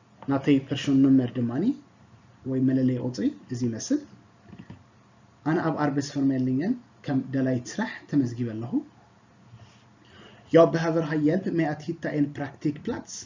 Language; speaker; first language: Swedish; non-native, fluent; Tigrinya